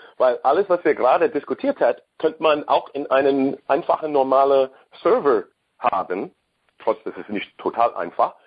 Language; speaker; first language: German; non-native, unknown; English